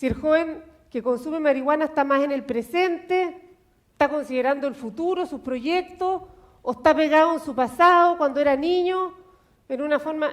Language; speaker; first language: Spanish; native; Spanish